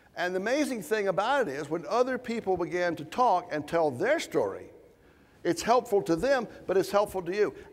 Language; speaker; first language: English; native; English